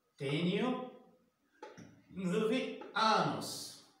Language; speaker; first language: Portuguese; non-native, learner; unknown